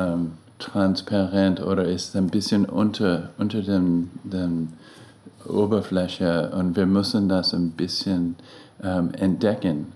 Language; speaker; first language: German; non-native, learner; English